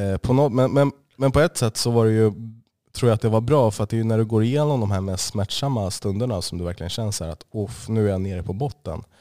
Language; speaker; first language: Swedish; native; Swedish